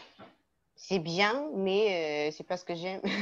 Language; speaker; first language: French; non-native, learner; Chinese